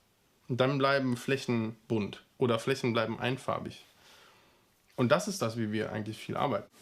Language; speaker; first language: German; native; German